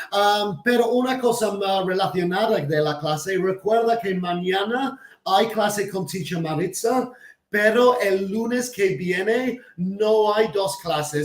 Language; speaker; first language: Spanish; non-native, fluent; English